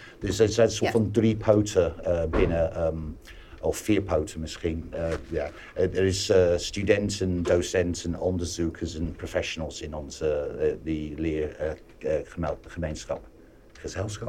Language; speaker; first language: Dutch; non-native, fluent; English